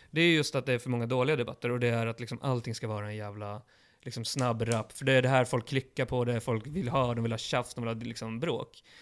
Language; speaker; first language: Swedish; early bilingual, other home language; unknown